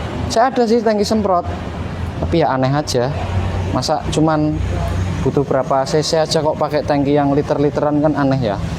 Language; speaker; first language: Indonesian; native; Indonesian